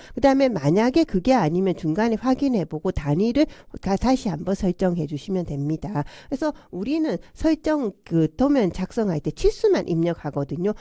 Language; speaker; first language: Korean; native; Korean